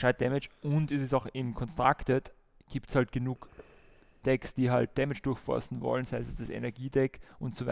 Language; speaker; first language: German; native; German